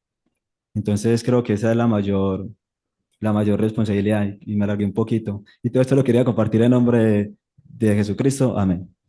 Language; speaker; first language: Spanish; native; Spanish